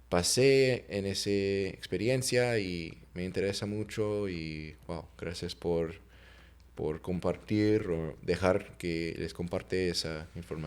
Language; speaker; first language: Spanish; non-native, fluent; English